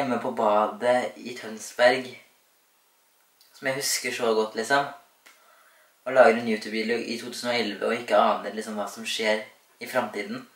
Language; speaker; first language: Norwegian; native; Norwegian